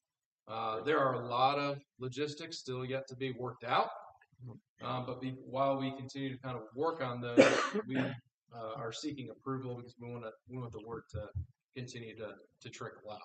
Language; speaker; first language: English; native; English